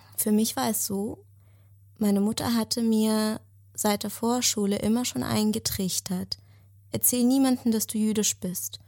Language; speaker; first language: German; early bilingual, other home language; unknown